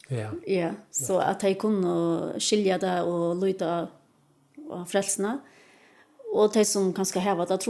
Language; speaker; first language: Danish; non-native, local second language; Faroese